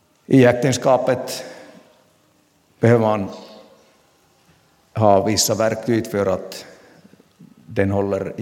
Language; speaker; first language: Swedish; non-native, local second language; Finnish